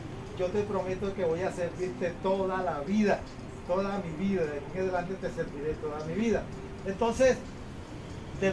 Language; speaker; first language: Spanish; native; Spanish